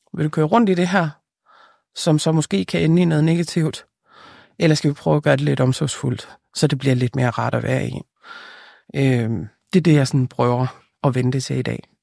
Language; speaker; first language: Danish; early bilingual, other home language; Lithuanian